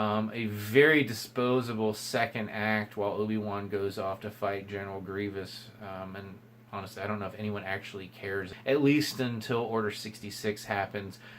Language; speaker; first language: English; native; English